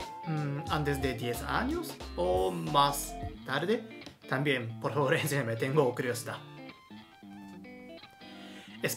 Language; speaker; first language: Spanish; non-native, fluent; Japanese